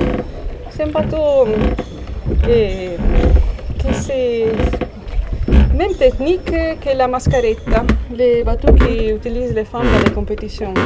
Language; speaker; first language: French; non-native, learner; Italian